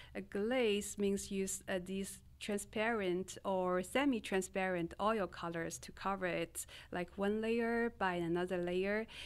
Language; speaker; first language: English; non-native, fluent; Chinese